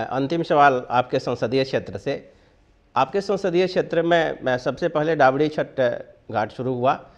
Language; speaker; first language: Hindi; native; Hindi